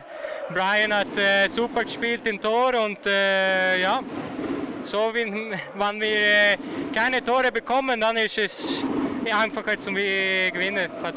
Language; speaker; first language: German; non-native, fluent; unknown